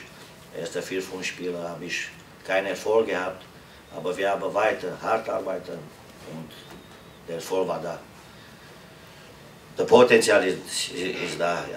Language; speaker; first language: German; non-native, learner; Romanian